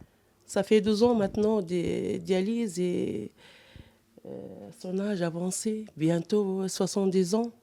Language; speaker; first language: French; non-native, local second language; Arabic